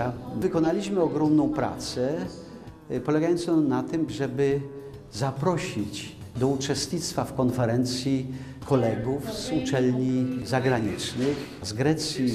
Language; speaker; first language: Polish; native; Polish